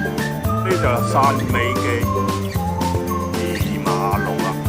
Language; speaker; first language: Chinese; native; Chinese